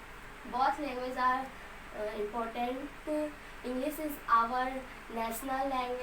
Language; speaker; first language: English; non-native, learner; Hindi